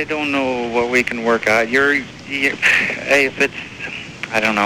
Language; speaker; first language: English; native; English